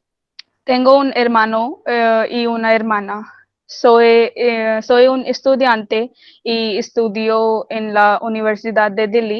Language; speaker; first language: Spanish; non-native, learner; Hindi